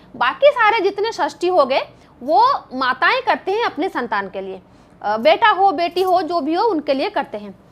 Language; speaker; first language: Hindi; non-native, local second language; Bangla